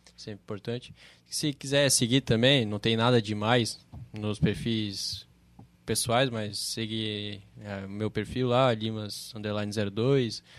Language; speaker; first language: Portuguese; native; Portuguese